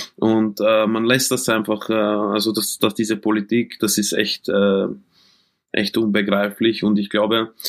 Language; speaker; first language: German; early bilingual, other home language; Croatian